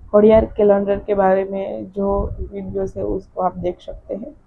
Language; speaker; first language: Hindi; non-native, local second language; Gujarati